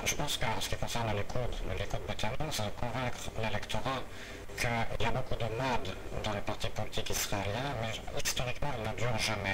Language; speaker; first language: French; native; French